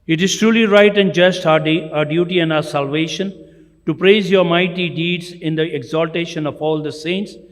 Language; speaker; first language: English; non-native, local second language; Gujarati